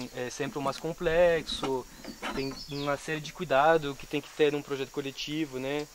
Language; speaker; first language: Portuguese; non-native, fluent; French